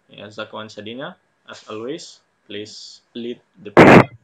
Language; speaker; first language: English; non-native, fluent; Indonesian